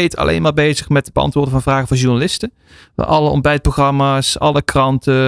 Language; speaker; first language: Dutch; native; Dutch